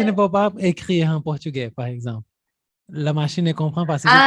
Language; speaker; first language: French; non-native, fluent; Portuguese